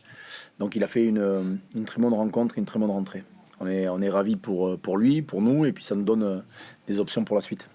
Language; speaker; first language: French; native; French